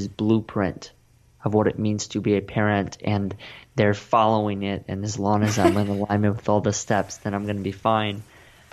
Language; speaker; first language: English; early bilingual, other home language; Russian